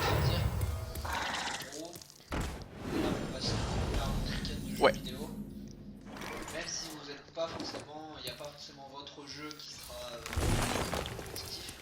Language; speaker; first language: French; native; French